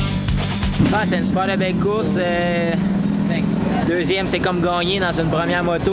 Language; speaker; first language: French; native; French